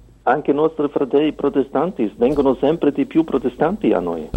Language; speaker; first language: Italian; non-native, fluent; German